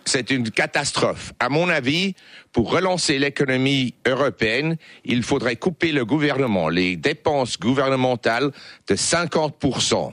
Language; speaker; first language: French; non-native, local second language; Swiss German